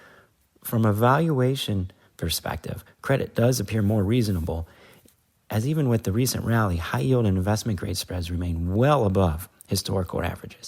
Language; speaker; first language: English; native; English